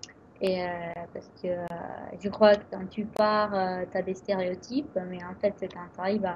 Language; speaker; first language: French; non-native, fluent; Italian